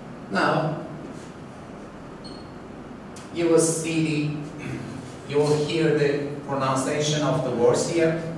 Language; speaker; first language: English; non-native, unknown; Turkish